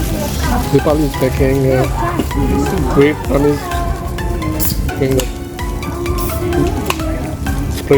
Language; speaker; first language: English; non-native, local second language; Gujarati